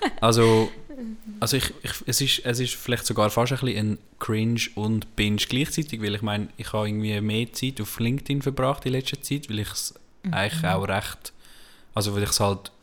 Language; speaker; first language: German; native; German